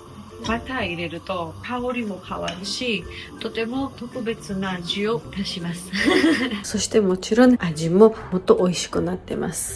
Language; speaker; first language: Japanese; non-native, learner; Georgian